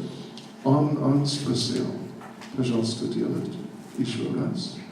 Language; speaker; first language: Russian; non-native, learner; English